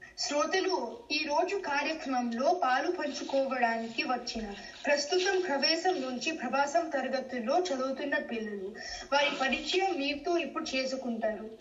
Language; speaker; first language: Telugu; early bilingual, heritage; Telugu